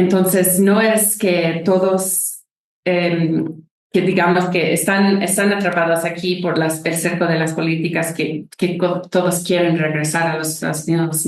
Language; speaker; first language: Spanish; non-native, fluent; English